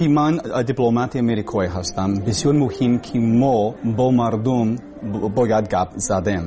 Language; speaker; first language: Persian; non-native, learner; English